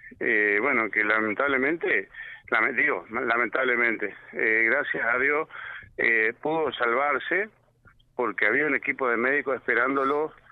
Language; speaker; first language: Spanish; native; Spanish